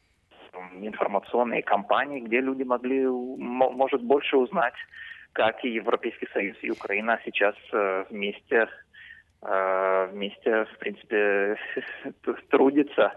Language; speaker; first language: Russian; non-native, fluent; Lithuanian